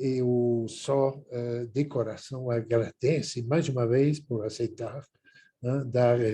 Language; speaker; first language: Portuguese; non-native, fluent; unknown